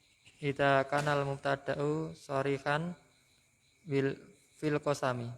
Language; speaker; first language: Arabic; non-native, learner; Indonesian